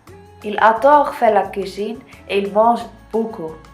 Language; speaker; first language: French; non-native, learner; Icelandic